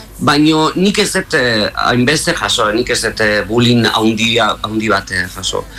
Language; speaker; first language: Basque; non-native, local second language; Spanish